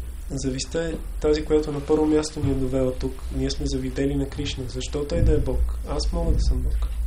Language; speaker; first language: Bulgarian; native; Bulgarian